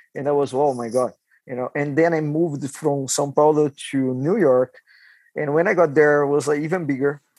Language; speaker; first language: English; non-native, fluent; Portuguese